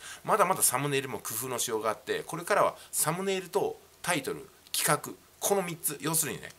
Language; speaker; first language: Japanese; native; Japanese